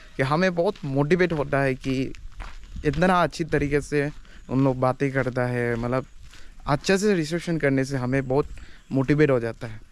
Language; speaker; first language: Hindi; non-native, local second language; Adi